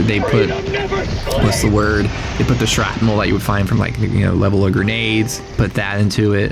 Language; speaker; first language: English; native; English